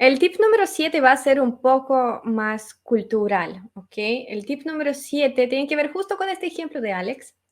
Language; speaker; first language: Spanish; non-native, fluent; Russian